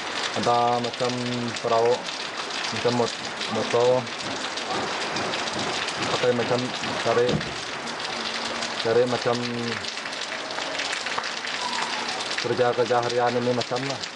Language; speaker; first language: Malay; non-native, local second language; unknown